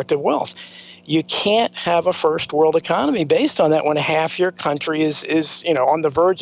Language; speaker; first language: English; native; English